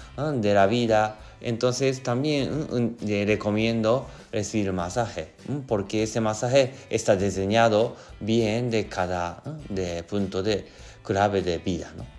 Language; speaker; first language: Spanish; non-native, learner; Japanese